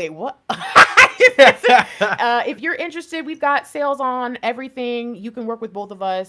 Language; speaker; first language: English; native; English